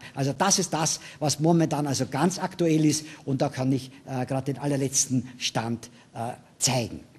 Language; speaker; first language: German; native; German